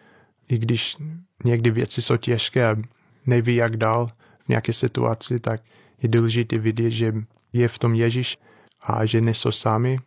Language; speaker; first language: Czech; non-native, fluent; English